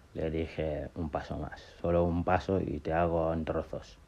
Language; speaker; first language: Spanish; non-native, fluent; Wolof